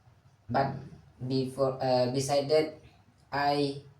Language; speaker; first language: English; non-native, learner; Indonesian